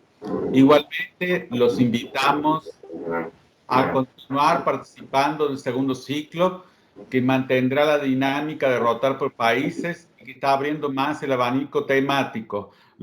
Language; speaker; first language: Spanish; native; Spanish